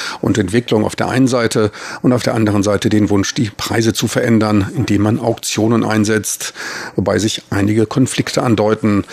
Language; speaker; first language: German; native; German